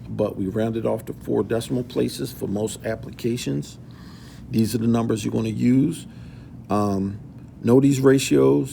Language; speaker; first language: English; native; English